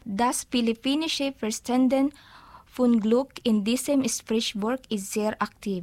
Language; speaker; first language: German; non-native, learner; Filipino